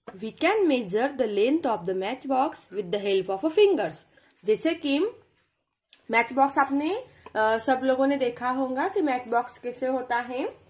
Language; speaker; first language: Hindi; non-native, local second language; Marathi